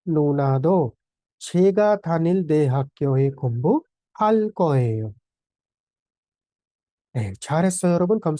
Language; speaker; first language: Korean; non-native, fluent; Hindi